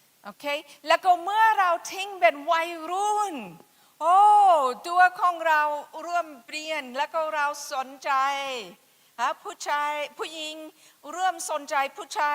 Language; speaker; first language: Thai; non-native, fluent; English